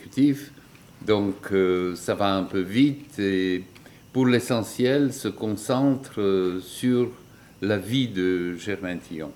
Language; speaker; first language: French; non-native, fluent; Bulgarian